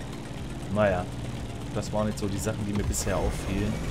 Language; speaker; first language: German; native; German